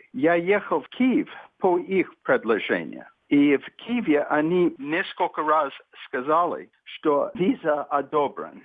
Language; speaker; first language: Russian; non-native, fluent; English